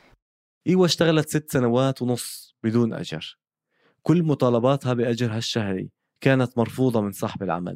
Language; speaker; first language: Arabic; native; Arabic